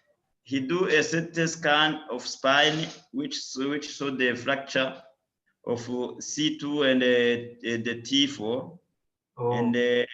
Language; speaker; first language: English; non-native, learner; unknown